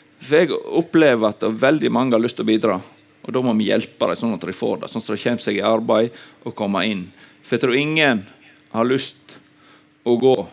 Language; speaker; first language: Norwegian; native; Norwegian